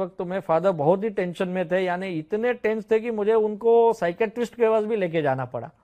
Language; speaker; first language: Hindi; native; Hindi